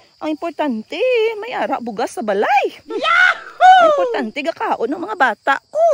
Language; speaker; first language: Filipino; non-native, local second language; Hiligaynon